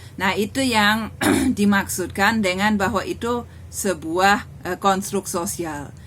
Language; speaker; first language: Indonesian; non-native, fluent; German